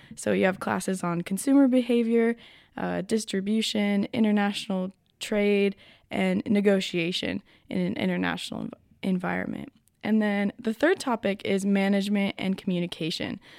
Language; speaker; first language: English; native; English